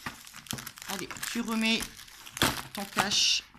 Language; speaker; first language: French; native; French